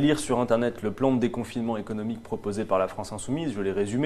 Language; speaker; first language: French; native; French